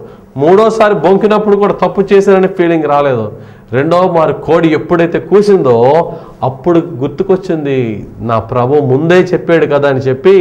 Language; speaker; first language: Telugu; native; Telugu